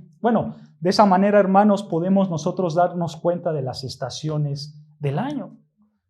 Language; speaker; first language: Spanish; native; Spanish